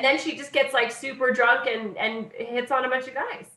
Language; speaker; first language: English; native; English